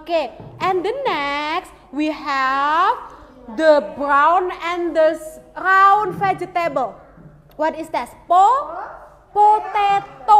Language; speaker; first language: English; non-native, learner; Indonesian